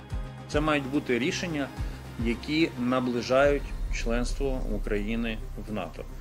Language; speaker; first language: Ukrainian; native; Ukrainian